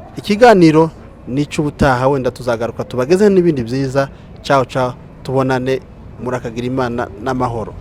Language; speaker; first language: Kinyarwanda; native; Kinyarwanda